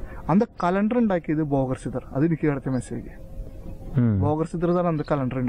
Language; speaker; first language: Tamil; non-native, learner; Malayalam